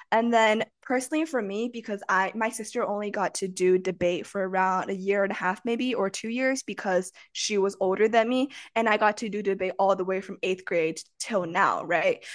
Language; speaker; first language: English; early bilingual, other home language; Chinese